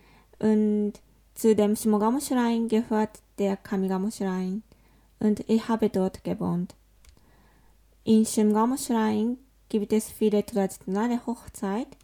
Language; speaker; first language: German; non-native, learner; Japanese